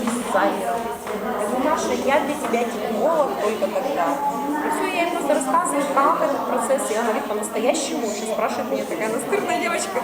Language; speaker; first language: Russian; native; Russian